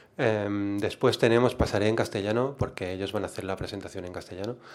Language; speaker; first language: Spanish; non-native, local second language; Catalan